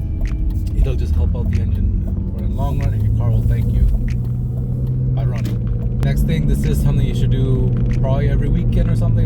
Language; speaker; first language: English; native; English